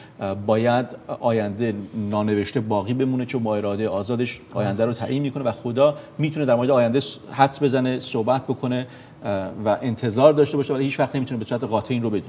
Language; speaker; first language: Persian; native; Persian